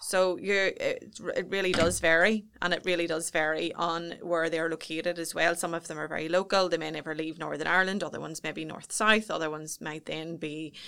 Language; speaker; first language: English; native; English